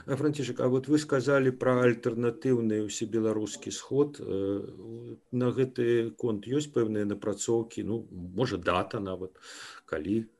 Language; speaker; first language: Belarusian; non-native, local second language; Russian